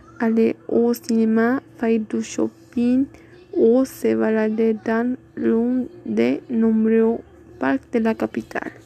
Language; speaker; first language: French; non-native, learner; Spanish